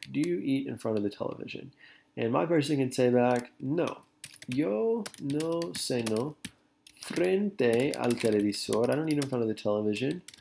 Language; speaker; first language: English; native; English